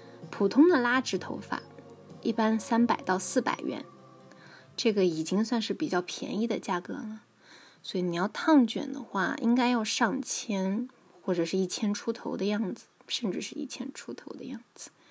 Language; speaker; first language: Chinese; native; Chinese